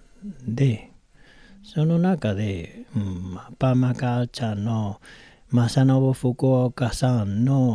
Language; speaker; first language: Japanese; non-native, learner; Spanish